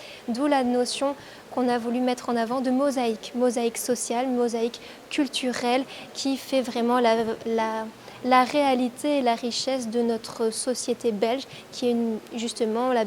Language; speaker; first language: French; native; French